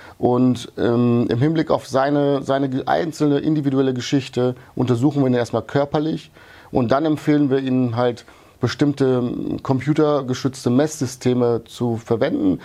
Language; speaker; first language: German; early bilingual, other home language; Hungarian